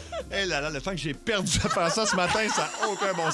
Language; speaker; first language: French; native; French